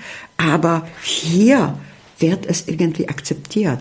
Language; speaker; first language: German; early bilingual, heritage; German